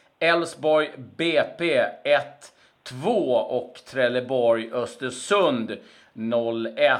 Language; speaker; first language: Swedish; native; Swedish